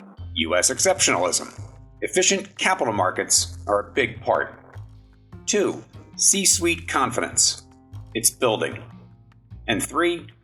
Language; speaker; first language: English; native; English